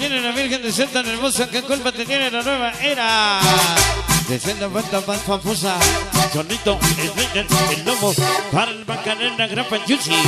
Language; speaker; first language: Spanish; native; Spanish